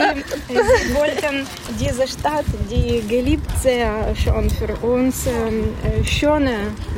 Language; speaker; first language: German; non-native, learner; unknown